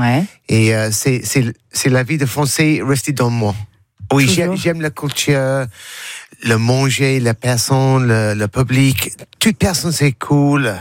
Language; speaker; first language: French; non-native, learner; English